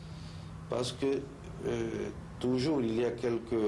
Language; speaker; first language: French; non-native, fluent; Spanish